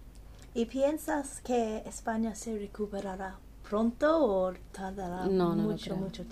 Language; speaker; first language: Spanish; non-native, learner; English